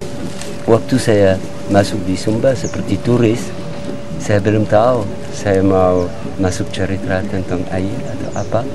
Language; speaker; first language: Indonesian; non-native, learner; French